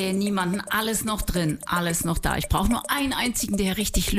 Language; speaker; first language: German; native; German